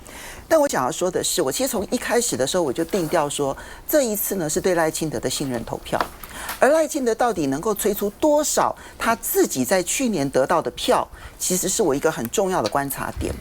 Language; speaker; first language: Chinese; native; Chinese